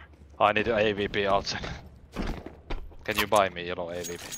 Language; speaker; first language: English; non-native, learner; Finnish